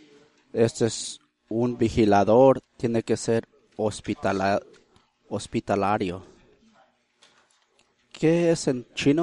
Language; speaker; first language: Spanish; early bilingual, heritage; Spanish